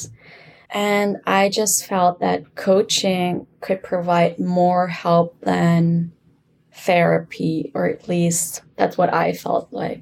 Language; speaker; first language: English; non-native, fluent; German